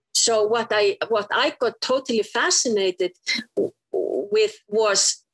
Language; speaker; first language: English; non-native, fluent; Icelandic